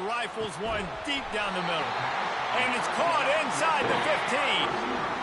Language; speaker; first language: English; native; English